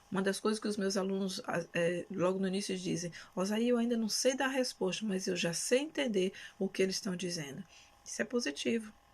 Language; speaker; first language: Portuguese; native; Portuguese